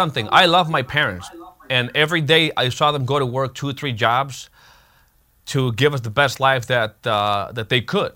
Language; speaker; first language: English; early bilingual, other home language; Spanish